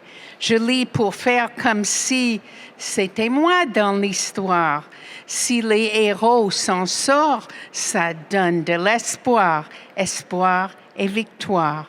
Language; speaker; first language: French; non-native, fluent; English